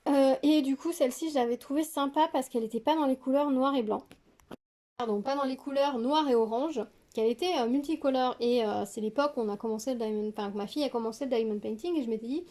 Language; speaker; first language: French; native; French